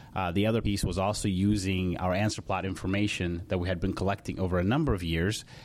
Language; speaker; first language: English; early bilingual, other home language; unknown